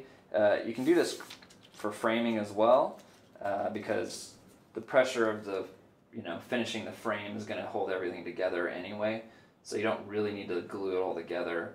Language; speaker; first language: English; native; English